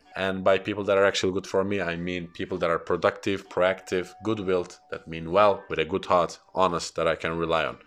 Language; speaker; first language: English; non-native, fluent; Turkish